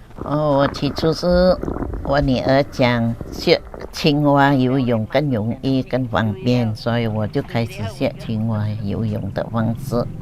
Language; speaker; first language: Chinese; early bilingual, heritage; Chinese